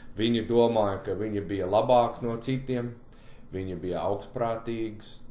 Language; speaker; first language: Latvian; early bilingual, heritage; Latvian